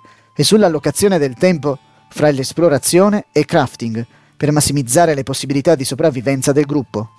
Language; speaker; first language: Italian; native; Italian